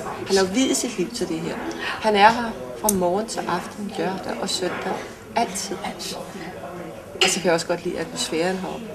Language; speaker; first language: Danish; native; Danish